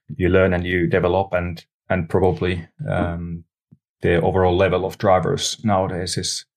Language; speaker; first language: English; non-native, fluent; Finnish